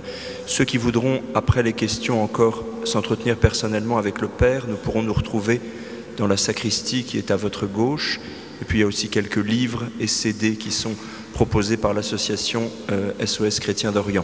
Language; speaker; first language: French; native; French